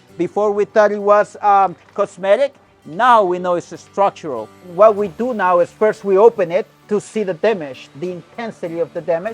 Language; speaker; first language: English; non-native, fluent; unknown